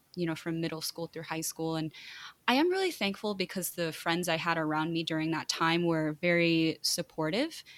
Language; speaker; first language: English; native; English